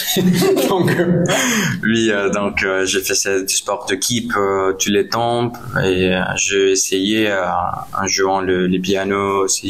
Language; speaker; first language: French; non-native, learner; Spanish